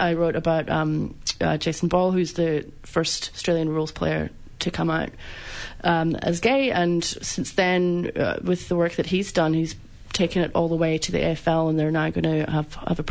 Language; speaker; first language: English; native; English